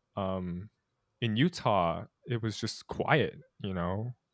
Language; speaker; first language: English; early bilingual, other home language; Chinese